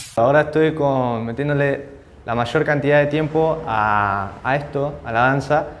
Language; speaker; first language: Spanish; native; Spanish